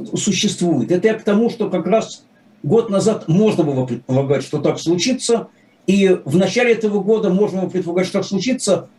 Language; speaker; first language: Russian; native; Russian